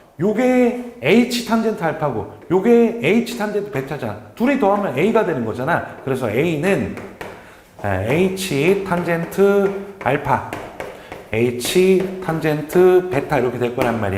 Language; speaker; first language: Korean; native; Korean